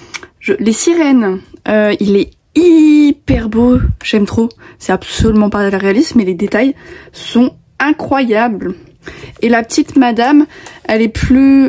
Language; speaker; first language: French; native; French